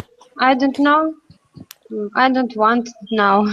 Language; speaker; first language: English; non-native, learner; Russian